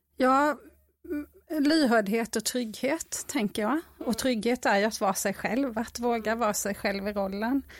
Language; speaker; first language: Swedish; native; Swedish